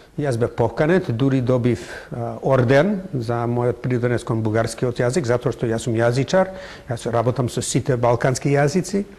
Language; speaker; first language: Macedonian; non-native, fluent; English